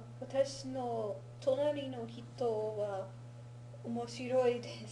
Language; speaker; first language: Japanese; non-native, learner; English